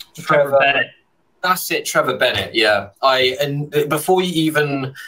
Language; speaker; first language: English; native; English